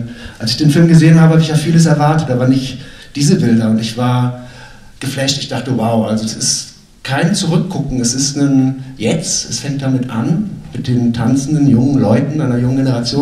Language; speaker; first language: German; native; German